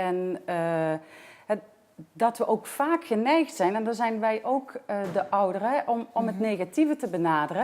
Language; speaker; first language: Dutch; native; Dutch